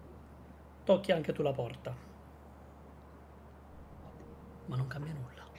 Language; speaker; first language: Italian; native; Italian